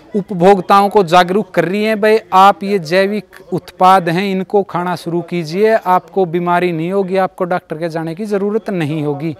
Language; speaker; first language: Hindi; native; Hindi